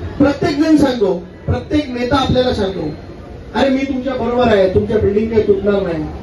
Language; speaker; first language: Marathi; native; Marathi